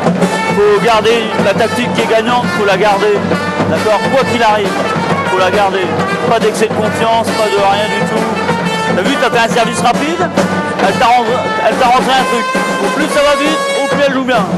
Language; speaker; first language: French; native; French